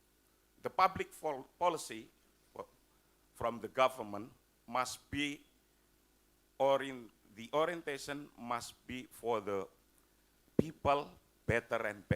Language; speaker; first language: English; non-native, fluent; Indonesian